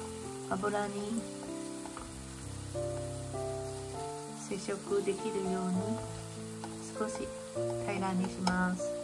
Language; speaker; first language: Japanese; non-native, fluent; Chinese